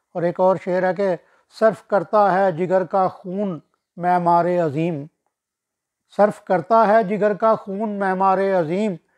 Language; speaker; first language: Urdu; non-native, local second language; Punjabi